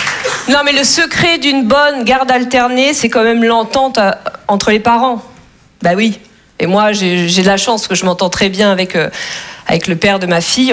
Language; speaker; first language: French; native; French